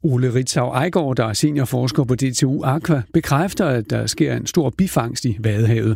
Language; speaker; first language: Danish; native; Danish